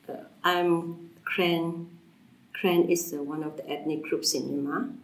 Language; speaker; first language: English; non-native, fluent; Burmese